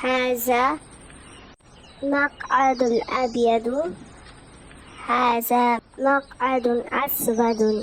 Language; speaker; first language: Arabic; non-native, learner; Urdu